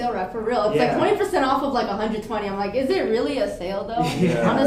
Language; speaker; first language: English; native; English